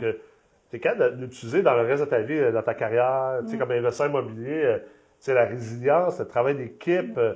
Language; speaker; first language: French; native; French